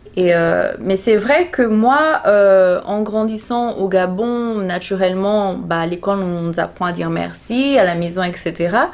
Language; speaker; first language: French; native; French